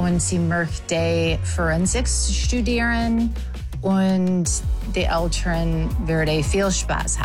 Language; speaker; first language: German; non-native, learner; English